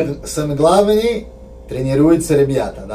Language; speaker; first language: Russian; non-native, learner; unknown